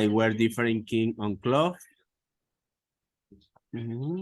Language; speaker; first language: English; non-native, learner; Spanish